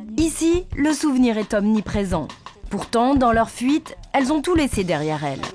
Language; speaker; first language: French; native; French